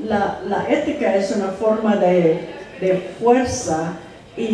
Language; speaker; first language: Spanish; non-native, fluent; English